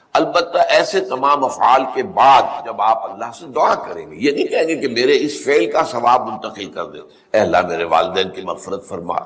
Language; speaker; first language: Urdu; native; Urdu